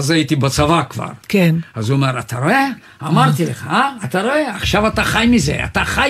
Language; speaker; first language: Hebrew; non-native, fluent; Bulgarian